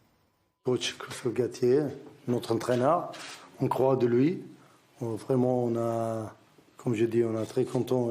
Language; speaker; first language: French; non-native, learner; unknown